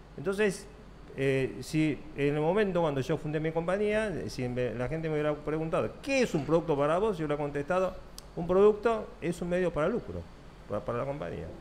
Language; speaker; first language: Spanish; early bilingual, other home language; Korean